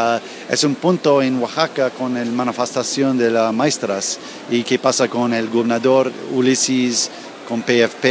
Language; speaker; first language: Spanish; non-native, learner; English